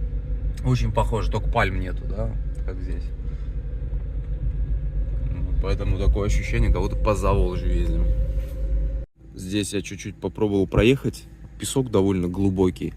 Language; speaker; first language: Russian; native; Russian